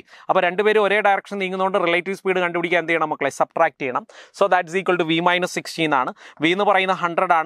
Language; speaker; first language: Malayalam; native; Malayalam